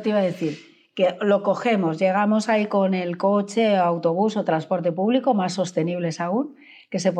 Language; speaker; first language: Spanish; native; Spanish